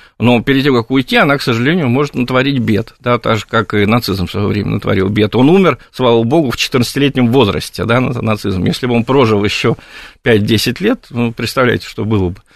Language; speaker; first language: Russian; native; Russian